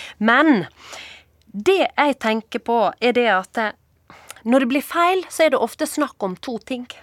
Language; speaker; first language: Norwegian; native; Norwegian